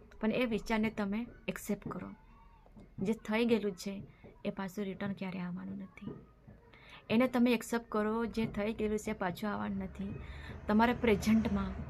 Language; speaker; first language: Gujarati; non-native, local second language; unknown